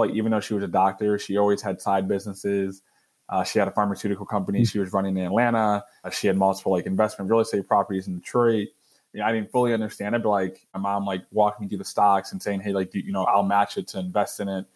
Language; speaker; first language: English; native; English